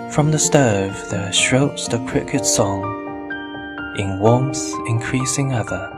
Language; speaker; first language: English; non-native, fluent; Chinese